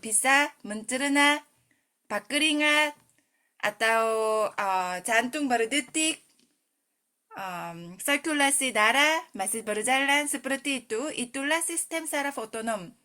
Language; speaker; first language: Indonesian; non-native, fluent; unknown